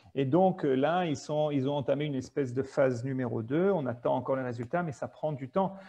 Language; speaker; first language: French; native; French